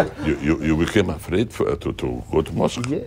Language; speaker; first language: English; non-native, learner; Arabic